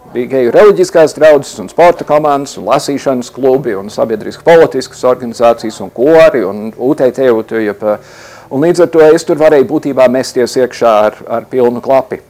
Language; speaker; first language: Latvian; early bilingual, heritage; Latvian